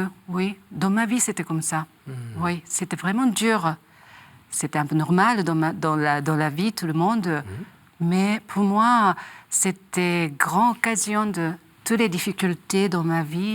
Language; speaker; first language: French; non-native, learner; Japanese